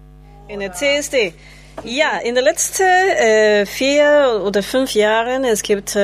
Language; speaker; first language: German; non-native, learner; Spanish